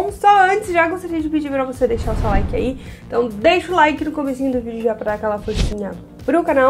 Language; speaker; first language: Portuguese; native; Portuguese